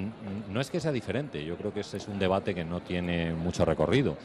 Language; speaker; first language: Spanish; native; Spanish